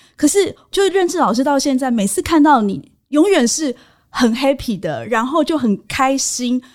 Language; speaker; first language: Chinese; native; Chinese